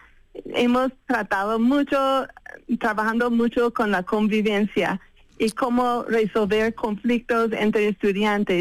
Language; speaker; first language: Spanish; non-native, fluent; English